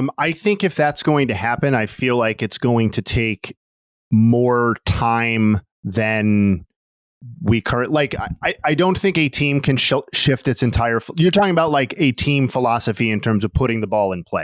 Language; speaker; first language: English; native; English